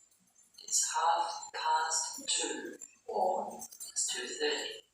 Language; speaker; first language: English; non-native, learner; Indonesian